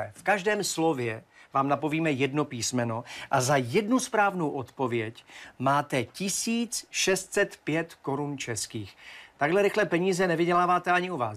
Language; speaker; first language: Czech; native; Czech